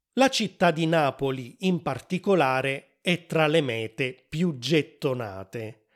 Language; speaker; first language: Italian; native; Italian